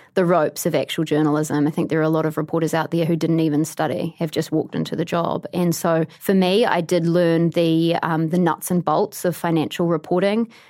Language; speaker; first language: English; native; English